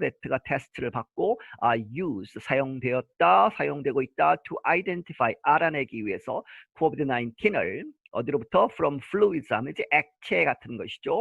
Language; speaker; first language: Korean; native; Korean